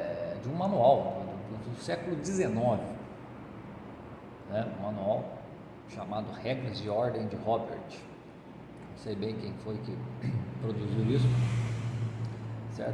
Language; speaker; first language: Portuguese; native; Portuguese